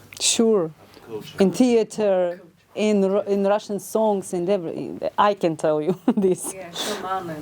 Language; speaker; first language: English; non-native, learner; Ukrainian